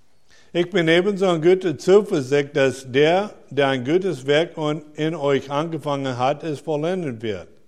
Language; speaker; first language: German; non-native, fluent; English